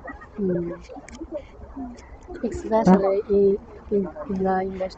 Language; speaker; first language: English; non-native, learner; Chinese